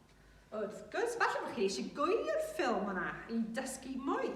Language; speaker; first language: Welsh; non-native, local second language; English